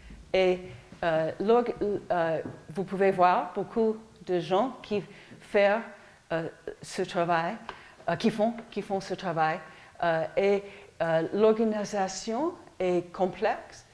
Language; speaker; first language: French; non-native, fluent; English